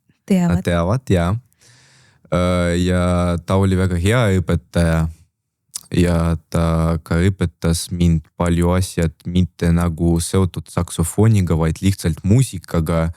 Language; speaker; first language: Estonian; non-native, local second language; Russian